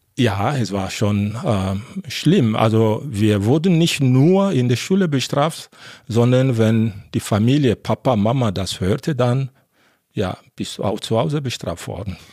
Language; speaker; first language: German; non-native, fluent; Lingala